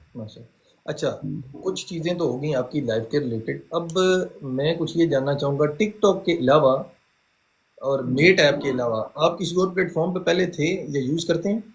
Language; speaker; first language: Urdu; non-native, local second language; Punjabi